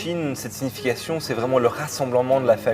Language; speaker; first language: French; native; French